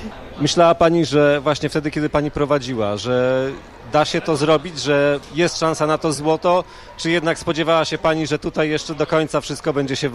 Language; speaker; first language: Polish; native; Polish